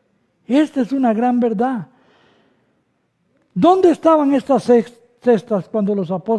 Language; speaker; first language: Spanish; native; Spanish